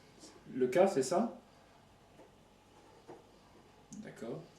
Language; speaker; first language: French; native; French